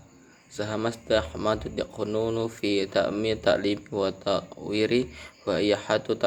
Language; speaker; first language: Arabic; non-native, learner; Indonesian